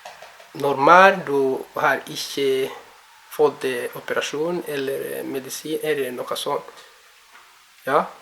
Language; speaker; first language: Norwegian; non-native, learner; Kinyarwanda